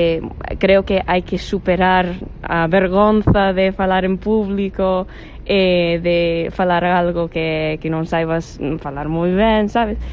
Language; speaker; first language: Galician; non-native, fluent; English